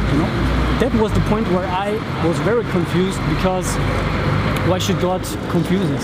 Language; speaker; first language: English; non-native, fluent; German